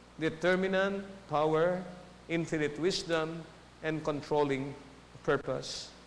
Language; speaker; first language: English; non-native, local second language; Filipino